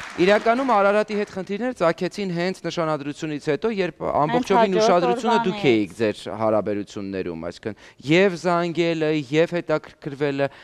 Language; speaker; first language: Armenian; native; Armenian